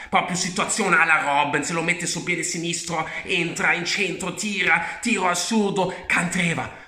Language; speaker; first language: Italian; early bilingual, heritage; Italian